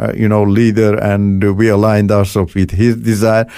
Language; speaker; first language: English; non-native, fluent; Turkish